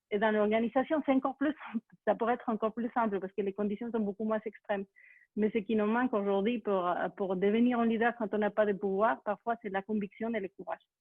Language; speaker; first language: French; non-native, fluent; Spanish